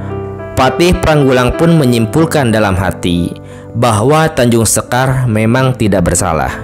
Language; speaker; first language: Indonesian; native; Indonesian